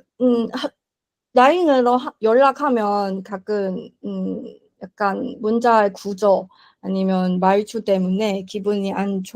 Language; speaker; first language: Korean; non-native, learner; Chinese